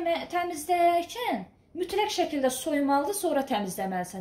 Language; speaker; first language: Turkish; non-native, learner; Azerbaijani